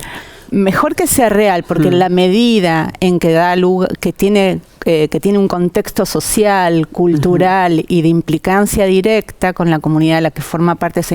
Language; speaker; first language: Spanish; native; Spanish